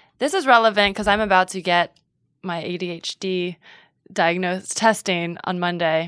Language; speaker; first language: English; native; English